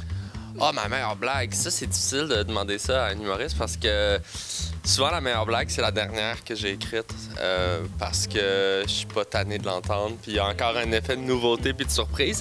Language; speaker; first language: French; native; French